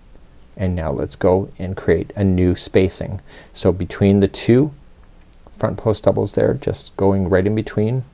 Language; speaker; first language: English; native; English